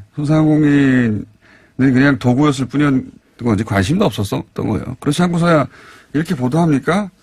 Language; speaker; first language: Korean; native; Korean